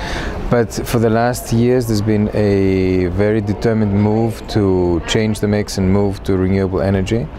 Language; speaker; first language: English; non-native, fluent; Greek